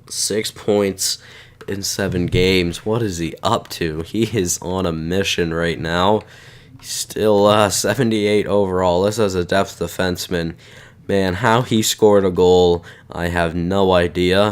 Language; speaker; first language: English; native; English